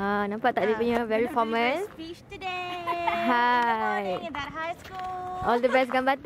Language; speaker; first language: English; non-native, local second language; Malay